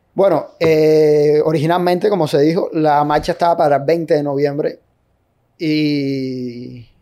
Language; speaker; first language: Spanish; native; Spanish